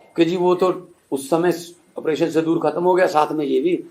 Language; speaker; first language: Hindi; non-native, local second language; Punjabi